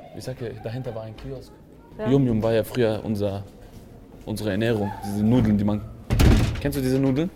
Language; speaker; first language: German; early bilingual, other home language; Kurdish